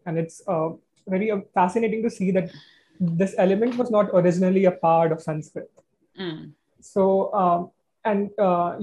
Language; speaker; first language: English; non-native, local second language; Hindi